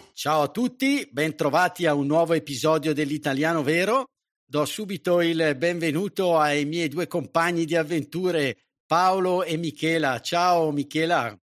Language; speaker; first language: Italian; native; Italian